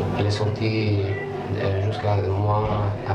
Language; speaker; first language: French; non-native, learner; Italian